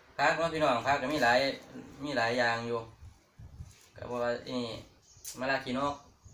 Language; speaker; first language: Thai; native; Thai